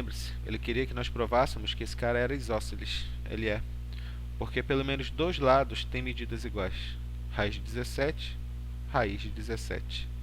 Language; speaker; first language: Portuguese; native; Portuguese